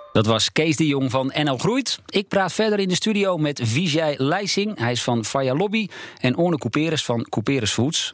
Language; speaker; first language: Dutch; native; Dutch